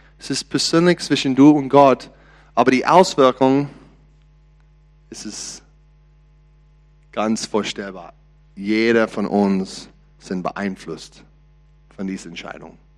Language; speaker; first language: German; non-native, learner; English